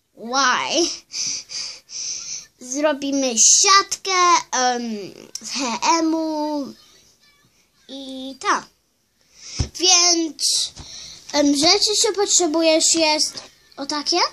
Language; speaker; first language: Polish; early bilingual, heritage; Polish